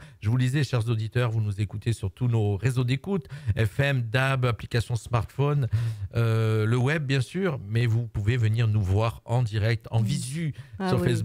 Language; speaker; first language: French; native; French